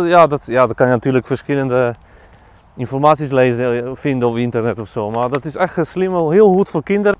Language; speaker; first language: Dutch; non-native, learner; Polish